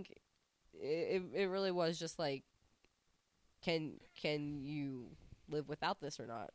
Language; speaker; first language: English; native; English